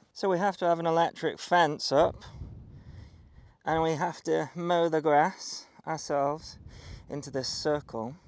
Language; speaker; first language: English; native; English